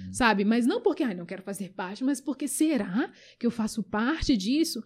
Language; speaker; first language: Portuguese; early bilingual, other home language; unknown